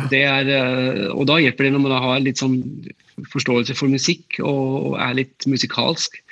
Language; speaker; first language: Norwegian; non-native, fluent; German